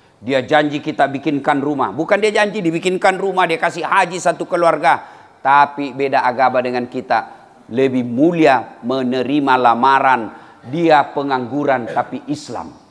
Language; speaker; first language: Indonesian; native; Indonesian